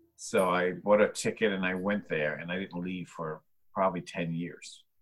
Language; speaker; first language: English; native; English